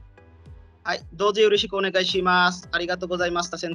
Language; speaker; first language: Japanese; non-native, learner; Bangla